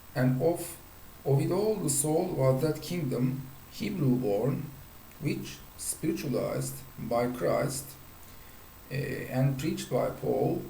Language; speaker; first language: English; non-native, fluent; Turkish